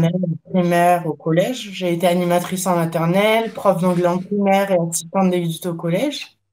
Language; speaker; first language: French; early bilingual, other home language; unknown